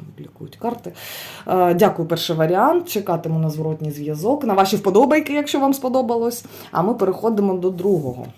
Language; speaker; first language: Ukrainian; non-native, local second language; Russian